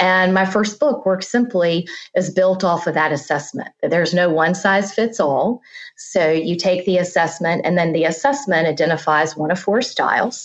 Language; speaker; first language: English; native; English